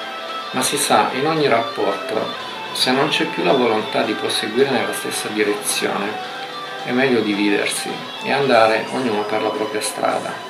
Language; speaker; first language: Italian; native; Italian